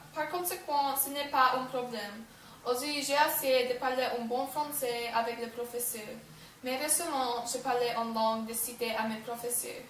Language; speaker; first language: French; non-native, learner; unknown